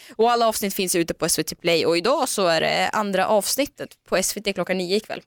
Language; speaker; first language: Swedish; early bilingual, other home language; Russian